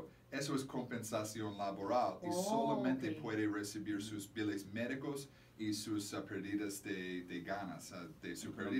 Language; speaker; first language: Spanish; non-native, fluent; English